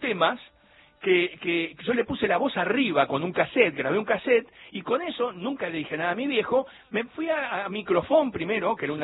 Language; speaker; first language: Spanish; native; Spanish